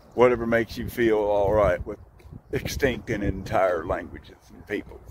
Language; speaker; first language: English; native; English